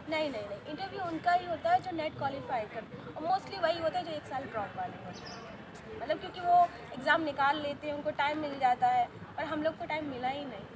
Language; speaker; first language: Hindi; native; Hindi